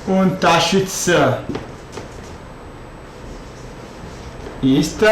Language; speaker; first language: German; non-native, fluent; French